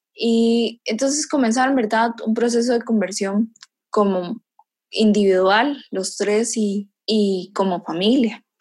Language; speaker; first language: Spanish; native; Spanish